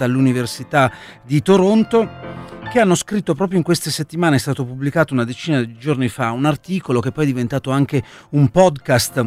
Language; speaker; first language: Italian; native; Italian